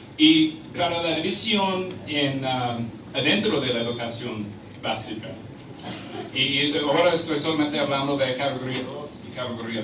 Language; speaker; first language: Spanish; non-native, fluent; English